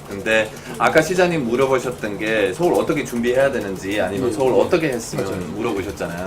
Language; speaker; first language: Korean; non-native, fluent; German